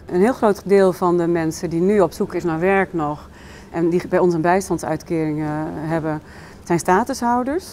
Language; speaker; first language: Dutch; native; Dutch